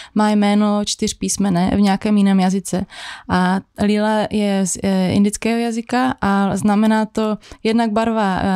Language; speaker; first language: Czech; native; Czech